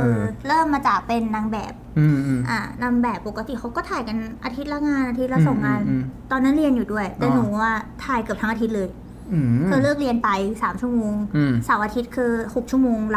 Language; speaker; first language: Thai; early bilingual, other home language; Korean